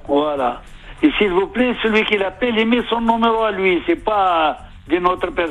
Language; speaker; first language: French; non-native, fluent; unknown